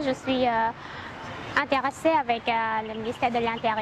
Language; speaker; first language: French; non-native, learner; Khmer